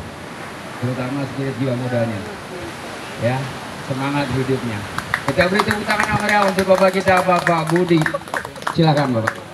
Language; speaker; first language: Indonesian; native; Indonesian